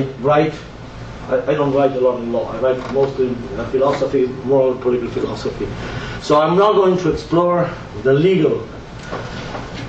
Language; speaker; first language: English; non-native, fluent; Spanish